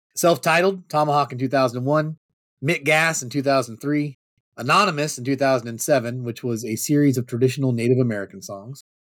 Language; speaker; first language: English; native; English